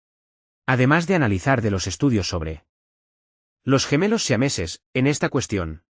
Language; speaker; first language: Spanish; non-native, fluent; Arabic